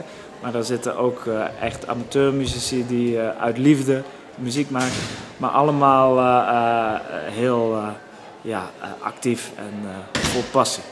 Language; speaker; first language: Dutch; native; Dutch